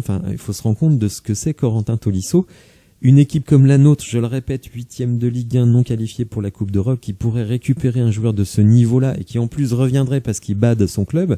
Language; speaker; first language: French; native; French